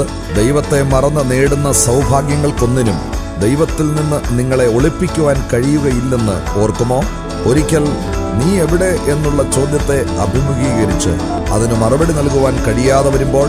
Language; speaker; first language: Malayalam; native; Malayalam